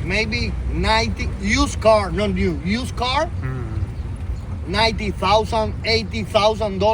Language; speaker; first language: English; non-native, fluent; Spanish